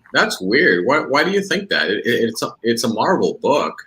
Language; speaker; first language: English; native; English